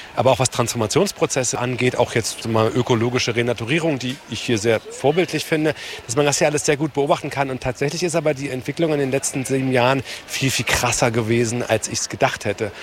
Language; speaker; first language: German; native; German